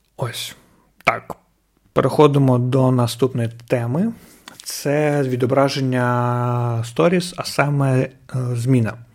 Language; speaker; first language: Ukrainian; non-native, local second language; Russian